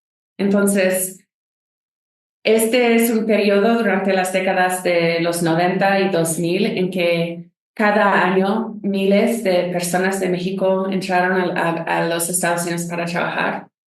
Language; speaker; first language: Spanish; non-native, fluent; English